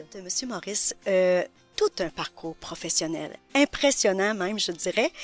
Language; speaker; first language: French; native; French